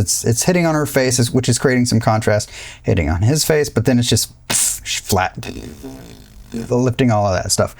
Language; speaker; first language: English; native; English